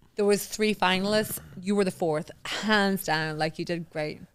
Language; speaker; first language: English; native; English